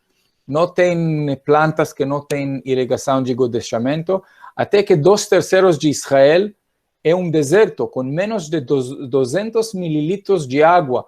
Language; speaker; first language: Portuguese; non-native, fluent; Hebrew